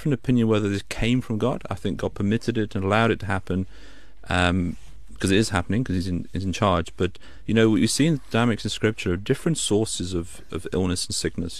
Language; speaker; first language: English; native; English